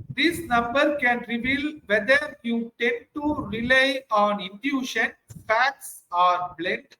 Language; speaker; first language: English; non-native, local second language; Tamil